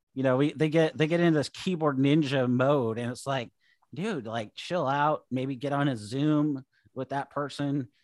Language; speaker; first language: English; native; English